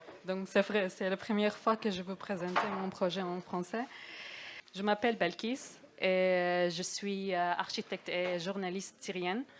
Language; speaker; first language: French; non-native, learner; Arabic